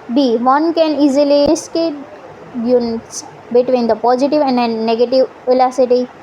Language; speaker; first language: English; non-native, local second language; Gujarati